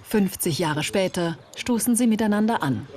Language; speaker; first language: German; native; German